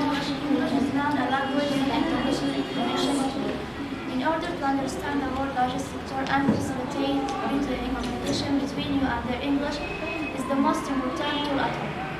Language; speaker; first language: English; non-native, learner; Arabic